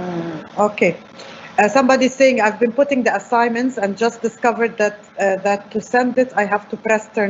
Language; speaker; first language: English; non-native, fluent; Arabic